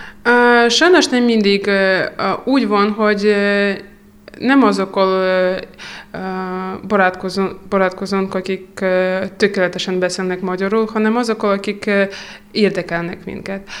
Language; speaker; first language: Hungarian; non-native, fluent; Russian